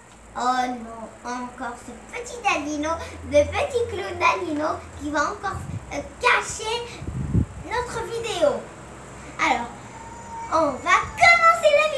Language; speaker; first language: French; non-native, local second language; Arabic